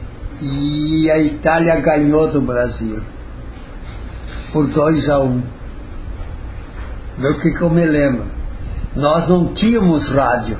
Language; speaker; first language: Portuguese; non-native, local second language; Friulian